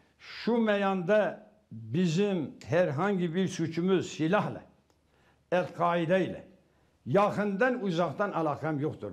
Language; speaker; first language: Turkish; non-native, local second language; Kurdish